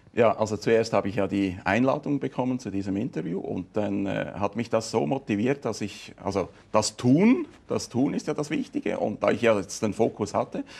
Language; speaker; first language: German; native; German